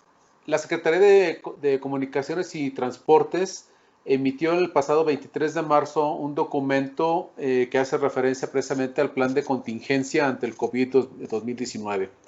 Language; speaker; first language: Spanish; native; Spanish